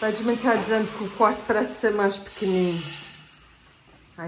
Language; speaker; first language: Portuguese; early bilingual, heritage; Portuguese